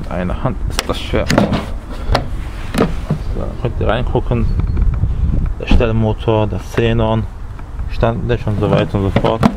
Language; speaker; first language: German; early bilingual, other home language; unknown